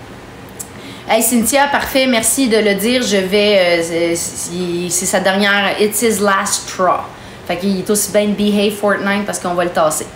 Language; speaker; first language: French; native; French